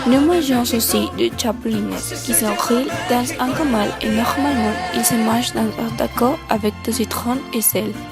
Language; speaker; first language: French; non-native, learner; Spanish